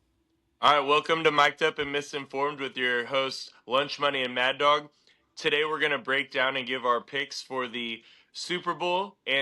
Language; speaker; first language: English; native; English